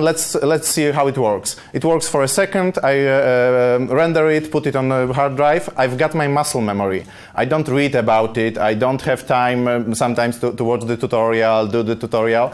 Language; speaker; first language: English; non-native, fluent; Polish